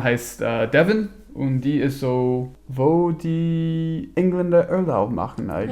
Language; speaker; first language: German; non-native, fluent; English